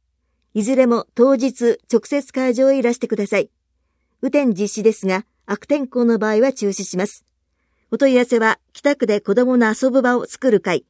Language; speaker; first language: Japanese; native; Japanese